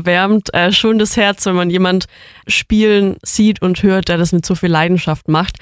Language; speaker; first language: German; native; German